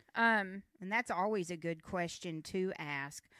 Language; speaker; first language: English; native; English